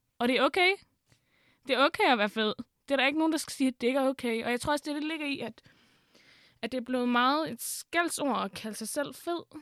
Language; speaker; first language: Danish; early bilingual, other home language; Arabic